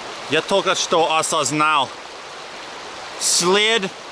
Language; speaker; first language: Russian; non-native, learner; English